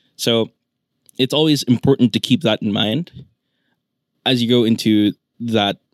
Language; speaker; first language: English; non-native, local second language; Filipino